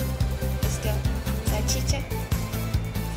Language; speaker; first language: Spanish; non-native, learner; Korean